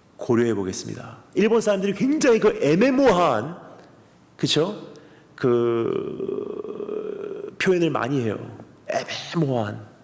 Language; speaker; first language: Korean; early bilingual, heritage; Korean